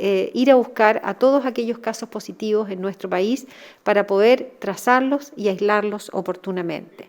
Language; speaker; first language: Spanish; native; Spanish